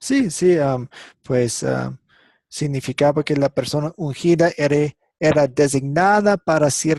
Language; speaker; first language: Spanish; non-native, fluent; English